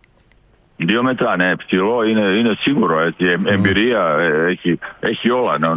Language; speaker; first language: Greek; non-native, learner; Serbian